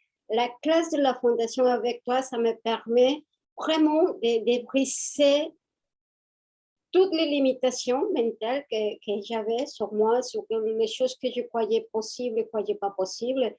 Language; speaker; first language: French; non-native, fluent; Spanish